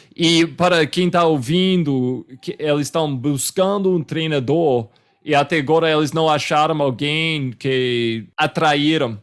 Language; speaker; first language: Portuguese; non-native, fluent; English